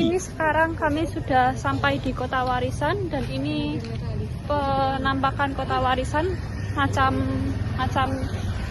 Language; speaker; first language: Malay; non-native, learner; Indonesian